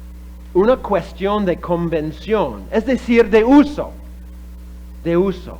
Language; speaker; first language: Spanish; non-native, fluent; English